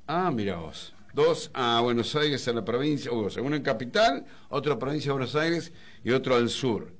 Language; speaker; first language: Spanish; native; Spanish